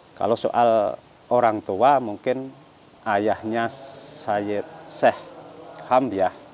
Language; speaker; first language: Indonesian; non-native, local second language; Javanese